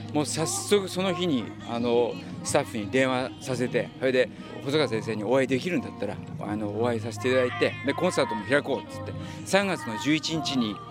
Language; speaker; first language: Japanese; native; Japanese